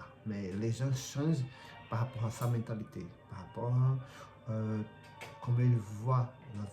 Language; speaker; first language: French; non-native, fluent; Portuguese